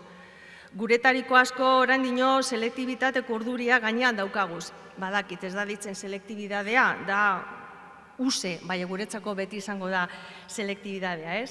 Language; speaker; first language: Basque; native; Basque